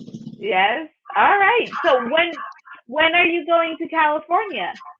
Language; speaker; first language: English; non-native, fluent; Spanish